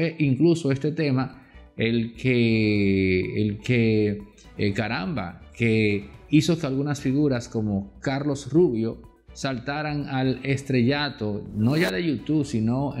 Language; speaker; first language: Spanish; native; Spanish